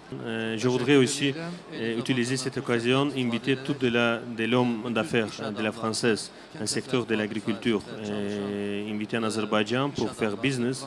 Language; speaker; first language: French; non-native, learner; Azerbaijani